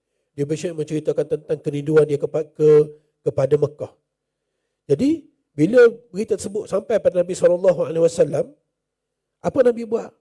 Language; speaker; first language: Malay; native; Malay